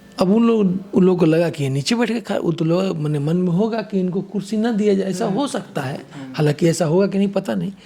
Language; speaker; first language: Hindi; non-native, local second language; Bhojpuri